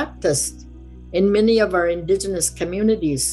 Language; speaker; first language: English; non-native, fluent; Cree